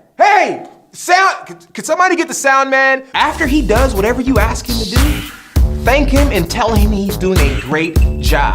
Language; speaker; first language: English; native; English